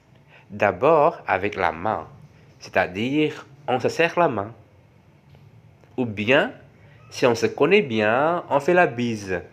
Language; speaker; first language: French; non-native, fluent; Javanese